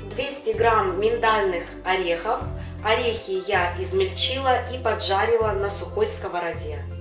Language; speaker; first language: Russian; native; Russian